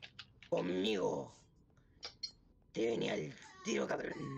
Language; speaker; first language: Spanish; native; Spanish